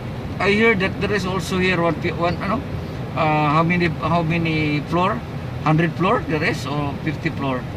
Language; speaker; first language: English; non-native, local second language; Filipino